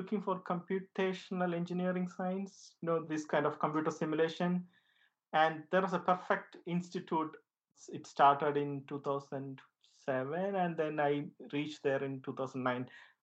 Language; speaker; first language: English; non-native, local second language; Malayalam